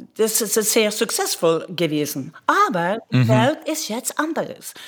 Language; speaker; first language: German; non-native, fluent; Norwegian